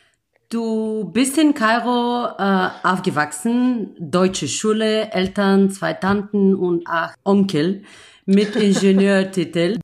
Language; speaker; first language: German; non-native, fluent; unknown